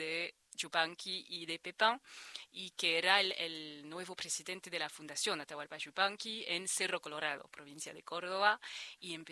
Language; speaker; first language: Spanish; non-native, fluent; French